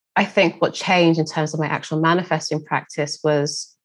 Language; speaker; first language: English; native; English